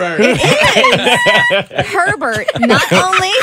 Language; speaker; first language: English; native; English